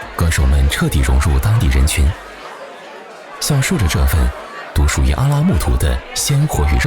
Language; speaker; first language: Chinese; native; Chinese